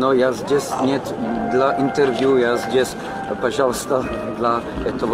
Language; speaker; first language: Russian; non-native, learner; Czech